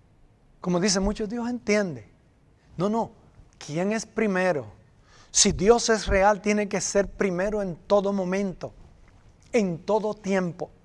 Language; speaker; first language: Spanish; native; Spanish